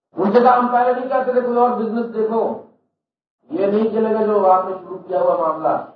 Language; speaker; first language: Urdu; non-native, local second language; Punjabi